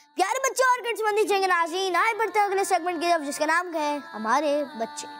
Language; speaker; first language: Urdu; native; Urdu